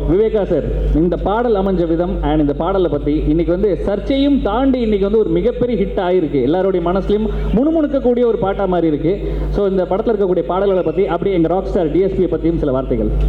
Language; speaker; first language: Tamil; native; Tamil